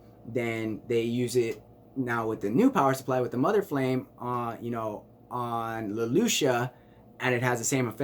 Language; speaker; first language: English; native; English